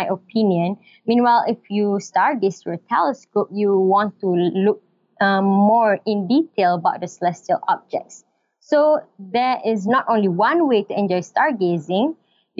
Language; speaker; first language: English; non-native, local second language; Malay